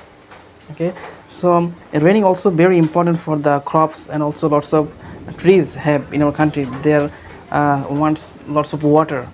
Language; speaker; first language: English; non-native, learner; Bangla